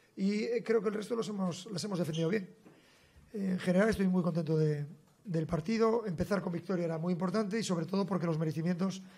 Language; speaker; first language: Spanish; native; Spanish